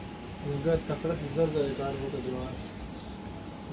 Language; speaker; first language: Arabic; non-native, learner; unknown